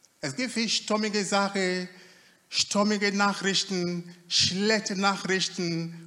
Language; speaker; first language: German; non-native, fluent; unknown